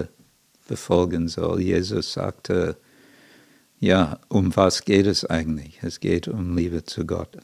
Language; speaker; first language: German; non-native, fluent; English